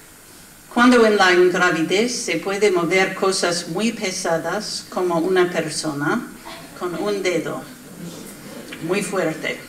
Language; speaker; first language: Spanish; non-native, learner; English